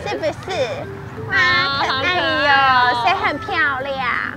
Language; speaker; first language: Chinese; native; Chinese